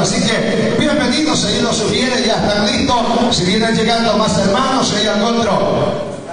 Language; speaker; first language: Spanish; native; Spanish